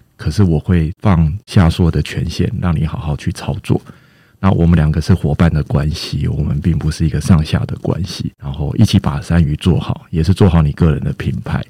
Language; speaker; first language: Chinese; native; Chinese